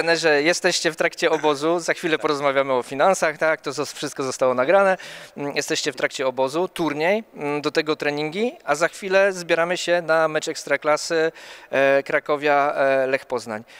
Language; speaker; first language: Polish; native; Polish